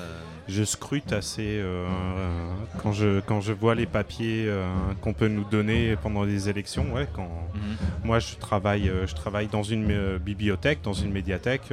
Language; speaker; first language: French; native; French